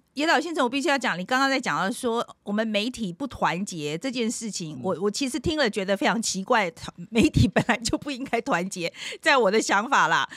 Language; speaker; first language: Chinese; native; Chinese